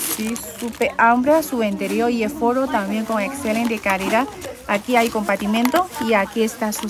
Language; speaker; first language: Spanish; non-native, learner; Chinese